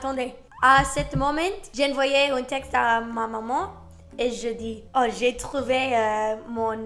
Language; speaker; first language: French; non-native, learner; English